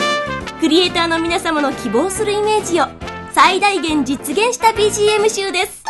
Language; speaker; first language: Japanese; native; Japanese